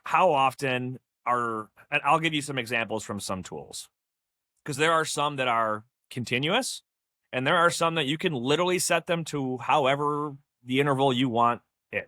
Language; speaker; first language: English; native; English